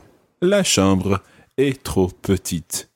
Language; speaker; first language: French; non-native, fluent; English